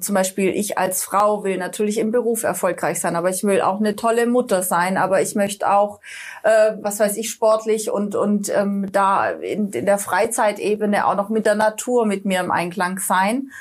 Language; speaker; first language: German; non-native, fluent; Russian